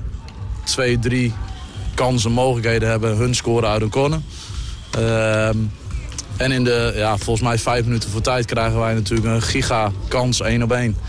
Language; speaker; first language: Dutch; native; Dutch